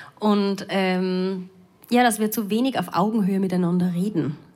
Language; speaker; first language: German; native; German